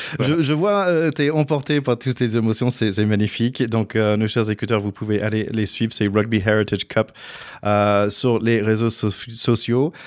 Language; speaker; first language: French; non-native, fluent; English